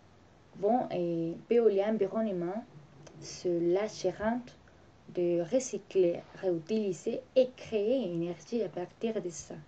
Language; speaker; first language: French; non-native, learner; Spanish